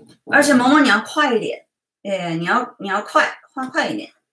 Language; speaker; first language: Chinese; early bilingual, heritage; Chinese